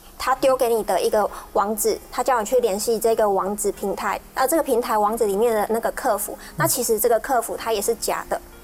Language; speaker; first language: Chinese; native; Chinese